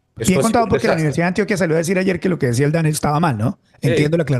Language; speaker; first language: Spanish; native; Spanish